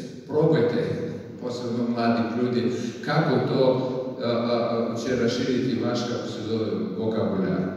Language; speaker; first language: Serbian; non-native, fluent; Russian